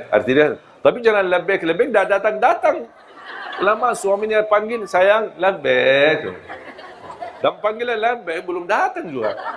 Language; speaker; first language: Malay; non-native, fluent; Arabic